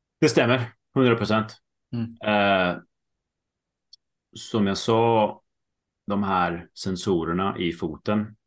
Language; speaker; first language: Swedish; early bilingual, heritage; Swedish